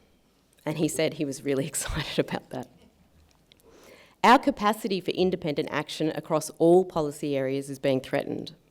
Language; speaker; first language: English; native; English